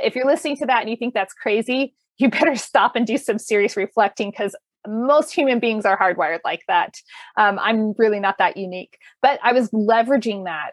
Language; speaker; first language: English; native; English